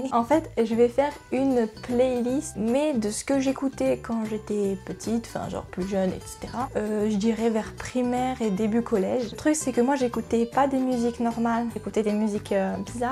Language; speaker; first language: French; native; French